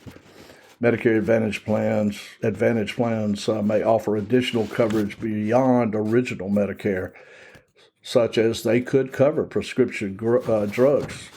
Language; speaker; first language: English; native; English